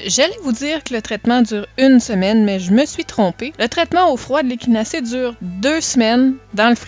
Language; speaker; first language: French; native; French